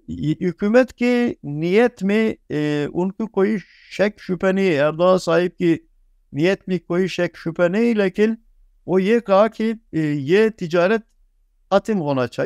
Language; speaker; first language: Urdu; non-native, fluent; Turkish